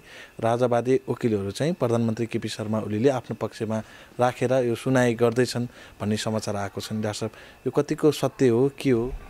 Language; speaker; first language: Nepali; native; Nepali